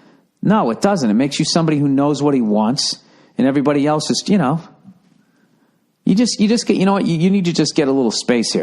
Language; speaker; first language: English; native; English